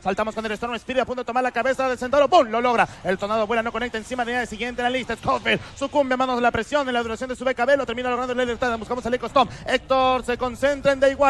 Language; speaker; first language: Spanish; native; Spanish